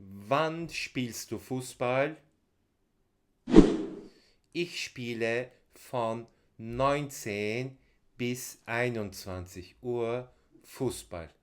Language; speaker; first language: German; non-native, fluent; Turkish